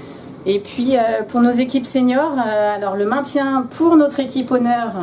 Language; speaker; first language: French; native; French